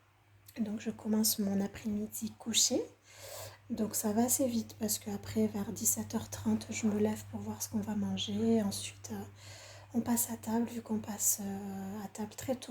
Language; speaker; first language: French; native; French